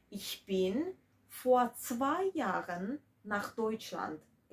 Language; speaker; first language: German; non-native, fluent; Georgian